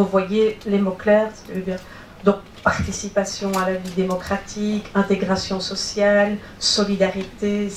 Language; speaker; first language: French; native; French